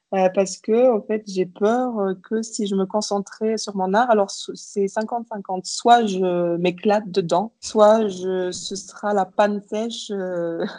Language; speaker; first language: French; native; French